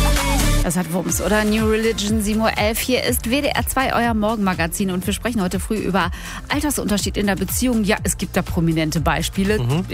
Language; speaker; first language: German; native; German